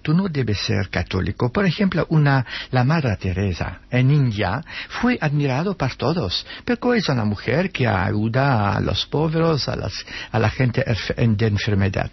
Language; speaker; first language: Spanish; non-native, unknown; Dutch